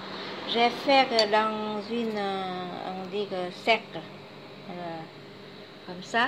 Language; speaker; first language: French; non-native, fluent; Vietnamese